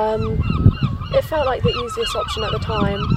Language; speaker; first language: English; native; English